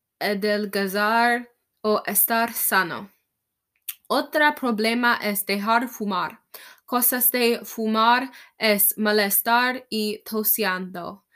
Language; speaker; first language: Spanish; non-native, learner; English